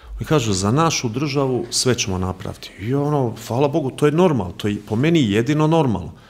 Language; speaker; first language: Croatian; early bilingual, heritage; Croatian